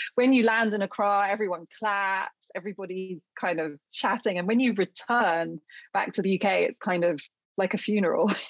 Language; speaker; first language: English; early bilingual, other home language; Akan